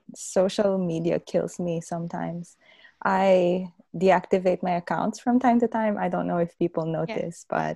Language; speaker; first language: English; non-native, local second language; Hiligaynon